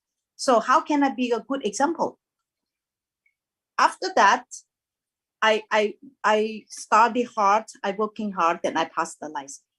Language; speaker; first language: English; non-native, learner; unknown